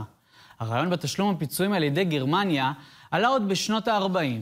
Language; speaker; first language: Hebrew; native; Hebrew